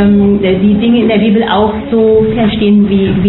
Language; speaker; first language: German; non-native, fluent; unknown